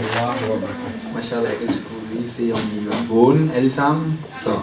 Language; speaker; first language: Danish; early bilingual, other home language; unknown